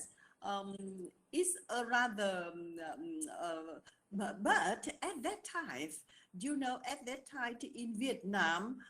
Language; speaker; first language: English; non-native, learner; Vietnamese